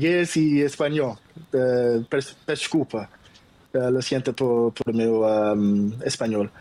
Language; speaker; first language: Spanish; non-native, learner; Portuguese